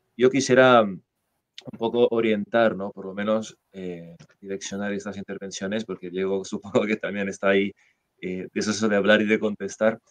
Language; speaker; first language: Spanish; non-native, fluent; Italian